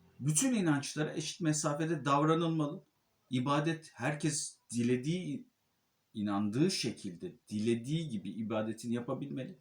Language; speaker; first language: Turkish; native; Turkish